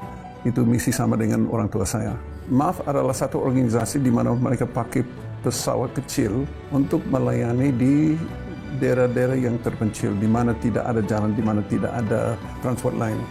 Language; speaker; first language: Indonesian; non-native, fluent; English